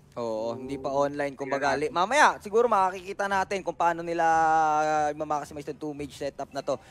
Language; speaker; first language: Filipino; native; Filipino